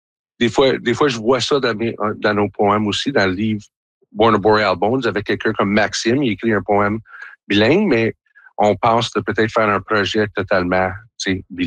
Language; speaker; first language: French; native; French